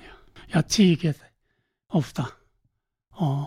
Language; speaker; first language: Swedish; non-native, learner; Korean